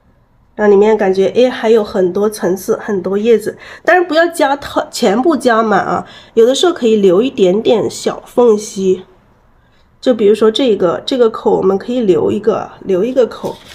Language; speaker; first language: Chinese; native; Chinese